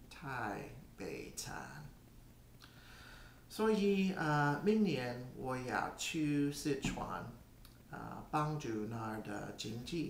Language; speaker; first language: Chinese; non-native, learner; English